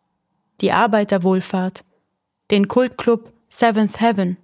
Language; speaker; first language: German; native; German